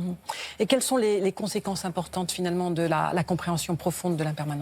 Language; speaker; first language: French; native; French